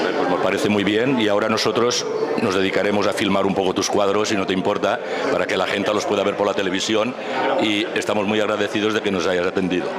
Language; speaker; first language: Spanish; non-native, local second language; Catalan